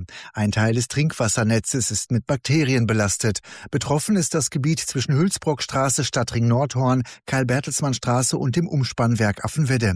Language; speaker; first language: German; native; German